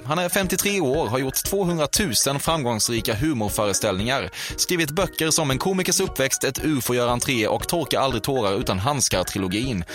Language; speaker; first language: Swedish; native; Swedish